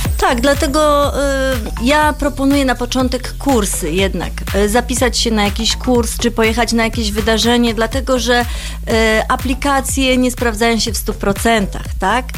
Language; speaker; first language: Polish; native; Polish